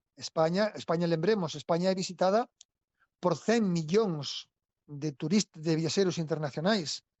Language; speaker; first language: Galician; native; Galician